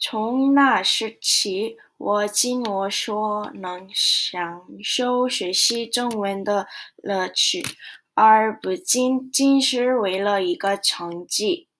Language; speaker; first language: Chinese; non-native, learner; Korean